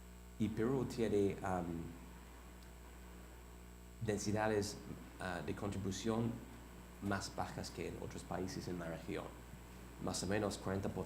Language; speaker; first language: Spanish; non-native, fluent; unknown